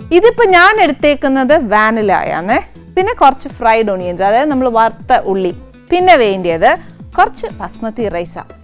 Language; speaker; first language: Malayalam; native; Malayalam